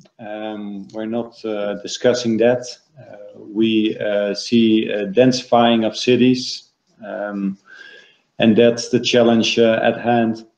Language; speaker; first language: English; non-native, fluent; Dutch